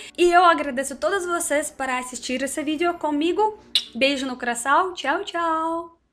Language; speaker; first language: Portuguese; non-native, learner; Russian